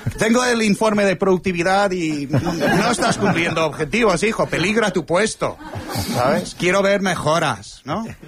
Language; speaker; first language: Spanish; non-native, fluent; English